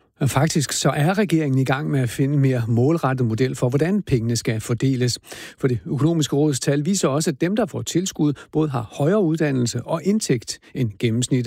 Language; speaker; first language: Danish; native; Danish